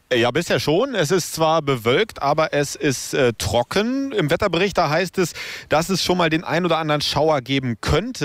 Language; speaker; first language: German; native; German